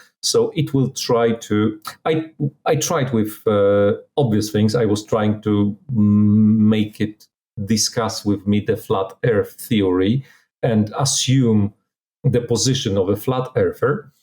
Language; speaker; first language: English; non-native, fluent; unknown